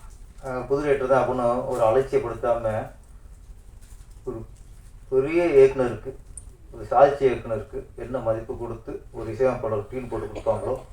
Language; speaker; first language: Tamil; native; Tamil